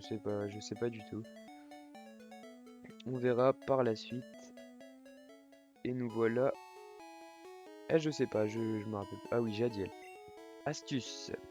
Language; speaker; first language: French; native; French